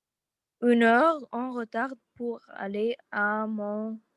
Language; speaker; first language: French; non-native, learner; Arabic